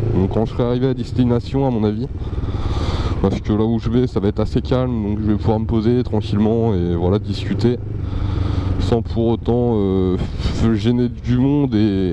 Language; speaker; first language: French; native; French